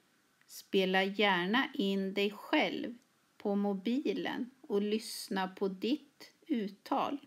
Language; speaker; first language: Swedish; native; Swedish